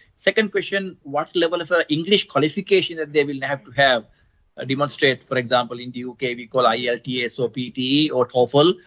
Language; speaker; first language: English; non-native, local second language; Sinhala